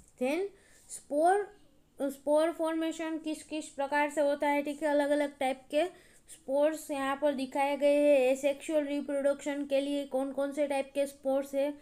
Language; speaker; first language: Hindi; non-native, local second language; Gujarati